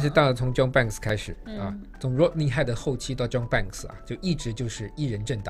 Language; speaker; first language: Chinese; native; Chinese